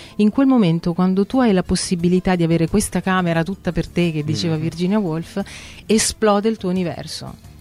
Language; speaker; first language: Italian; native; Italian